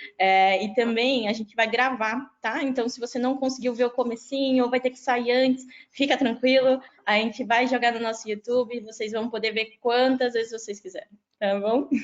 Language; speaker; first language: Portuguese; native; Portuguese